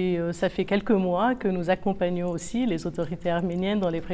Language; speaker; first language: French; non-native, local second language; Arabic